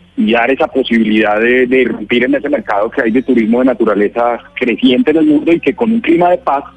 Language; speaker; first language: Spanish; native; Spanish